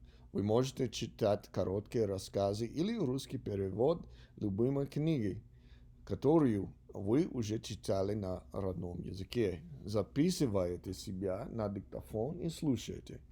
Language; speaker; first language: Russian; non-native, learner; English